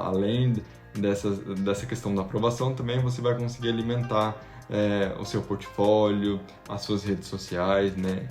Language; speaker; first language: Portuguese; native; Portuguese